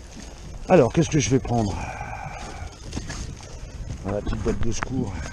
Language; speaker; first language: French; native; French